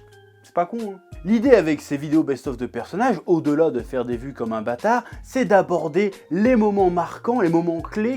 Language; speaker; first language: French; native; French